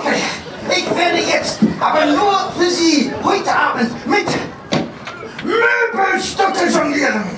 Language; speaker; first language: German; non-native, fluent; English